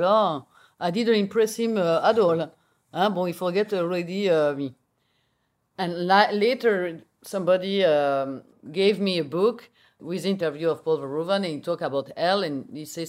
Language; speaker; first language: English; non-native, learner; French